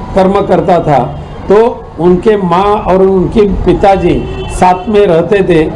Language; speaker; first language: Hindi; non-native, local second language; Marathi